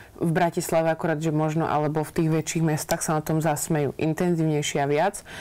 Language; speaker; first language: Slovak; native; Slovak